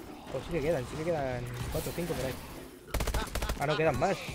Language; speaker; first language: Spanish; native; Spanish